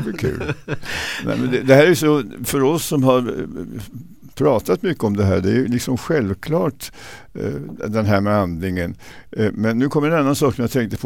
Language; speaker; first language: Swedish; native; Swedish